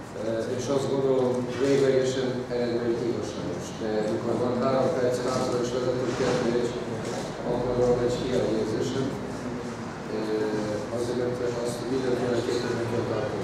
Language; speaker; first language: Hungarian; non-native, fluent; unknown